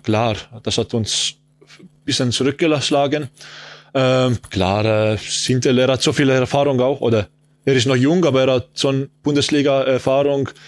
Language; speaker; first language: German; non-native, learner; Estonian